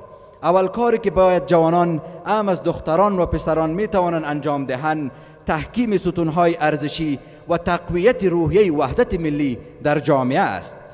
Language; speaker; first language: Persian; native; Persian